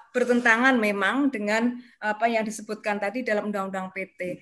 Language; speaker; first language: Indonesian; native; Indonesian